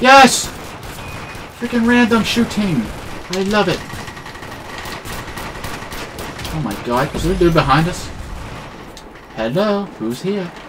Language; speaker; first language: English; native; English